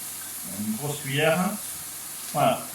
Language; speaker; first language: French; native; French